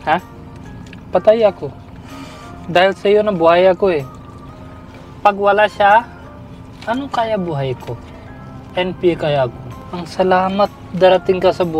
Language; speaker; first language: Filipino; non-native, learner; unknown